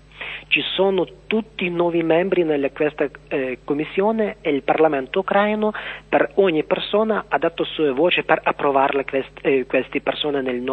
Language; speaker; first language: Italian; non-native, learner; Ukrainian